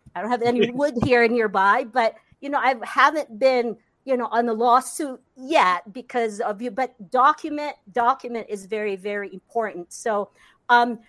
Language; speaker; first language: English; non-native, local second language; Cebuano